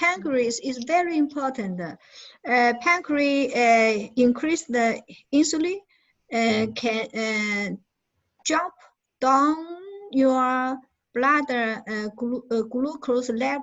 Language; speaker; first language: English; non-native, learner; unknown